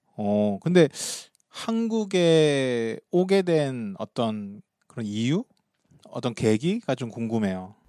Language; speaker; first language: Korean; native; Korean